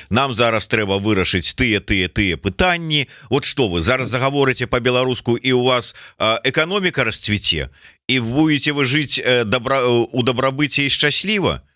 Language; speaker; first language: Belarusian; non-native, local second language; Russian